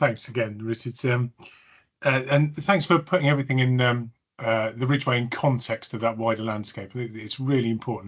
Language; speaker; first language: English; native; English